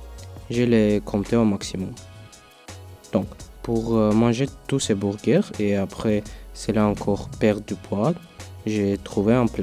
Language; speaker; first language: French; non-native, learner; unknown